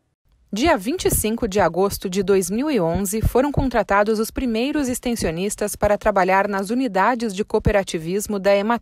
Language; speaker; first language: Portuguese; native; Portuguese